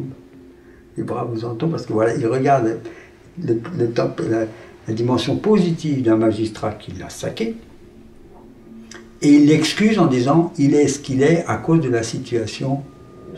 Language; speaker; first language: French; native; French